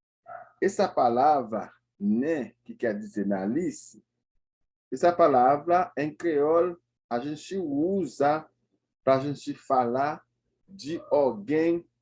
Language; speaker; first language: Portuguese; non-native, fluent; Haitian Creole